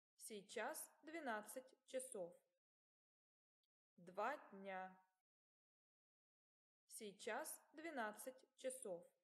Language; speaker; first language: Russian; non-native, learner; English